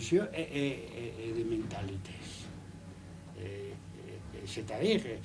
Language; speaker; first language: French; non-native, fluent; Spanish